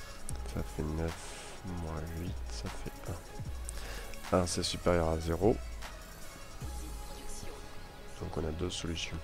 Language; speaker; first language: French; native; French